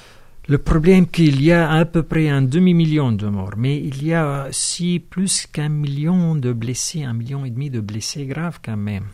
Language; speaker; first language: French; non-native, fluent; Arabic